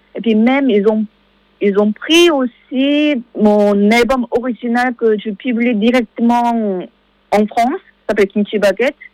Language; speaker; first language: French; non-native, learner; Korean